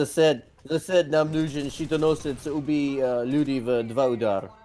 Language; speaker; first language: Russian; non-native, learner; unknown